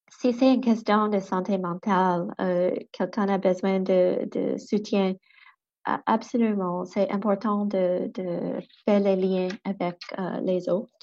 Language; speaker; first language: French; non-native, local second language; English